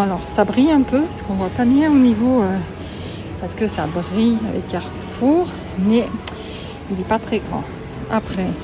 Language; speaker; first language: French; native; French